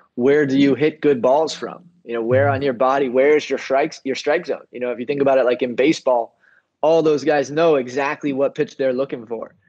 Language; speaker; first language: English; native; English